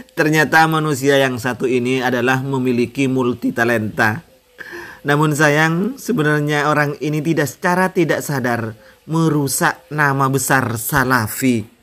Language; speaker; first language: Indonesian; non-native, local second language; Madurese